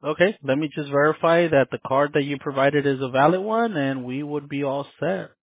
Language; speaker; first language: English; early bilingual, other home language; Spanish